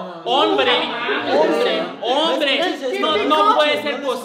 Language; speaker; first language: Spanish; native; Spanish